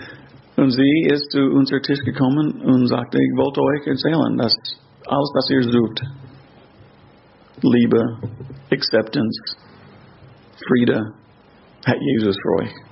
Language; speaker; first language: German; non-native, fluent; English